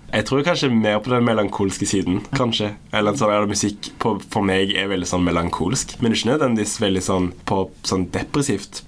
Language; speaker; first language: Norwegian; native; Norwegian